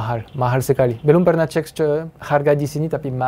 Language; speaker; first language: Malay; non-native, fluent; French